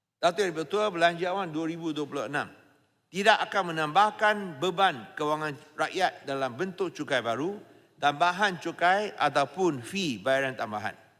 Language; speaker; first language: Malay; non-native, local second language; Chinese